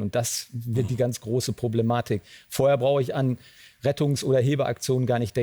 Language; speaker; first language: German; native; German